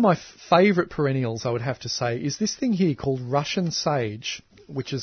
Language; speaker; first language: English; native; English